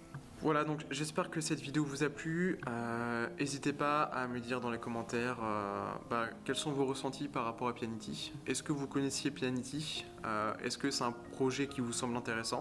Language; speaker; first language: French; native; French